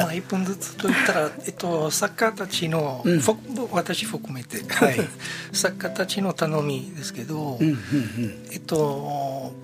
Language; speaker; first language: Japanese; non-native, fluent; Italian